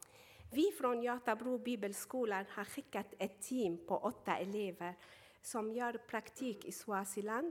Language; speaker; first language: Swedish; non-native, fluent; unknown